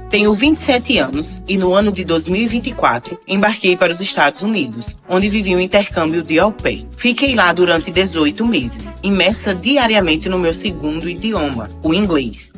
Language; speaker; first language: Portuguese; native; Portuguese